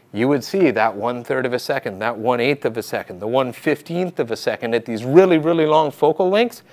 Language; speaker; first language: English; native; English